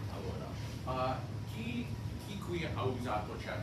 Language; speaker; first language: Italian; non-native, learner; English